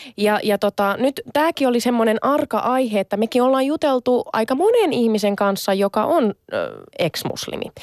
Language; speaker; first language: Finnish; early bilingual, other home language; Sinhala